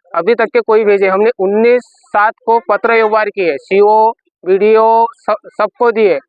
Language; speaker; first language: Hindi; non-native, local second language; Marathi